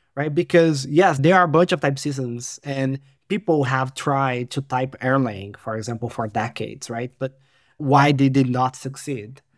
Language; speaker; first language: English; non-native, fluent; Portuguese